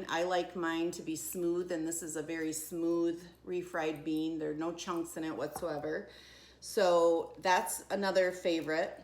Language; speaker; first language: English; native; English